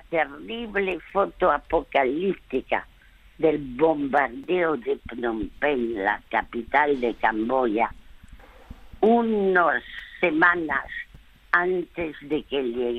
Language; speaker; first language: Spanish; early bilingual, other home language; French